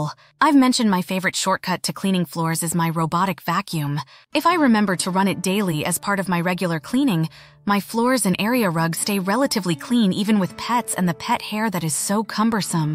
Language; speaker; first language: English; native; English